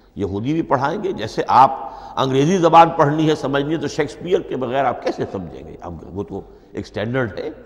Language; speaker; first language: Urdu; native; Urdu